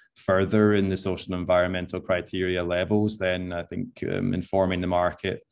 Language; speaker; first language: English; native; English